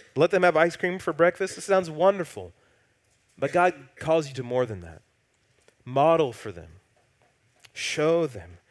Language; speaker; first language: English; native; English